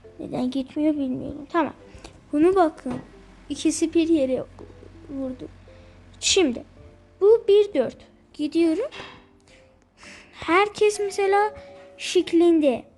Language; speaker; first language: Turkish; early bilingual, heritage; Turkish